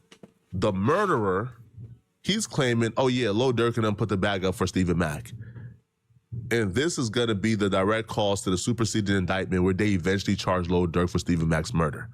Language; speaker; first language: English; native; English